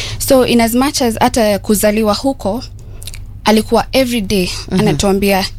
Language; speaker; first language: Swahili; native; Swahili